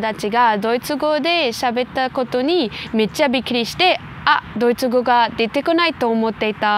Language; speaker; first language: Japanese; non-native, learner; German